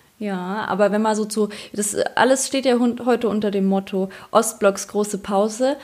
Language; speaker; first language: German; early bilingual, other home language; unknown